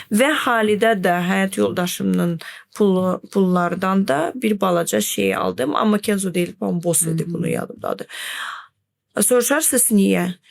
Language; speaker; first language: Azerbaijani; non-native, fluent; Russian